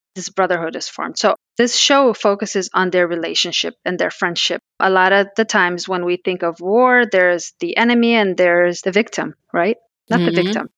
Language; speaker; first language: English; early bilingual, other home language; Pashto